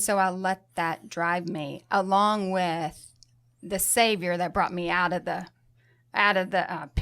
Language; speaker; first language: English; native; English